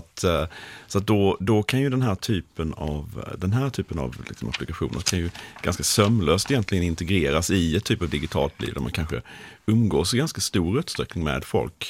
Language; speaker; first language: Swedish; native; Swedish